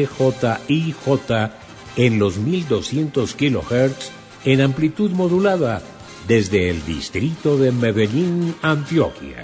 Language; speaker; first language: Spanish; native; Spanish